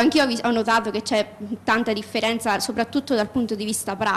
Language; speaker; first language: Italian; native; Italian